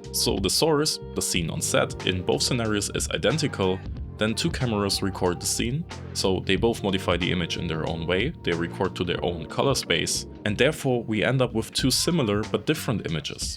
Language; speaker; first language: English; non-native, fluent; German